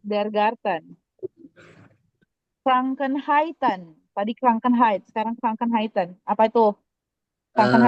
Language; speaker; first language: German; non-native, learner; Indonesian